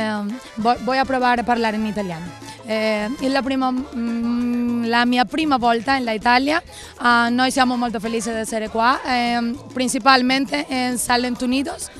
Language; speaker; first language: Italian; non-native, learner; Spanish